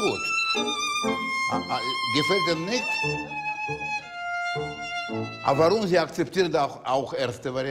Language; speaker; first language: German; non-native, learner; Russian